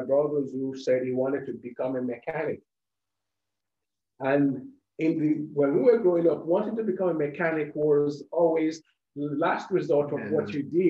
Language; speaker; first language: English; non-native, local second language; Yoruba